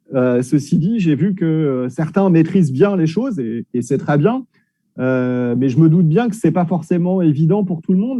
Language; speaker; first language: French; native; French